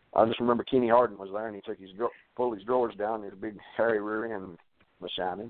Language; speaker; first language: English; native; English